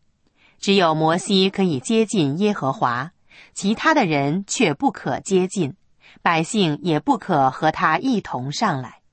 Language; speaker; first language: Chinese; native; Chinese